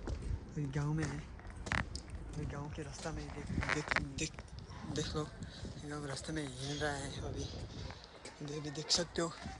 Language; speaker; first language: Hindi; non-native, learner; Nepali